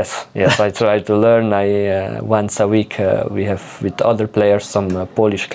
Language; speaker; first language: English; non-native, fluent; Slovenian